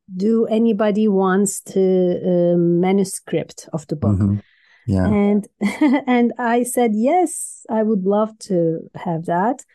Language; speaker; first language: English; non-native, fluent; Turkish